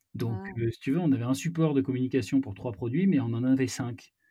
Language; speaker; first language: French; native; French